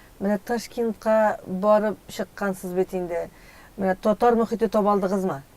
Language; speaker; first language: Tatar; native; Tatar